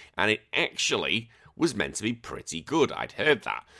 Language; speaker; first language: English; native; English